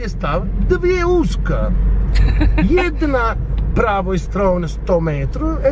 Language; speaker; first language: Polish; non-native, learner; Italian